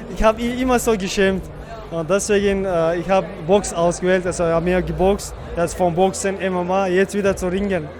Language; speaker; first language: German; non-native, fluent; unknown